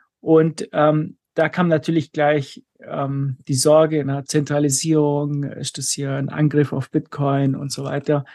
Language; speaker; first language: German; native; German